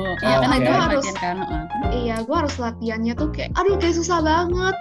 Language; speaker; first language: Indonesian; non-native, local second language; Chinese